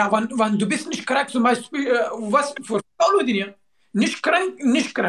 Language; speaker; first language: German; non-native, learner; Turkish